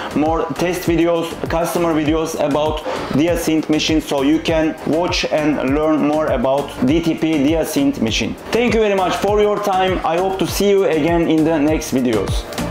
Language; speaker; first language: English; non-native, fluent; Turkish